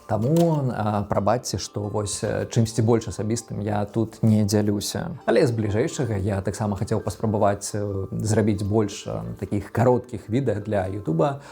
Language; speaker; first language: Belarusian; non-native, local second language; Russian